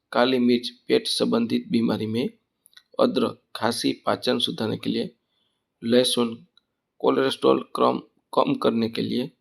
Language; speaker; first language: Hindi; non-native, local second language; Gujarati